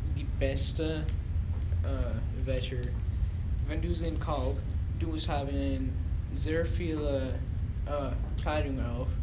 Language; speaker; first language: German; non-native, learner; English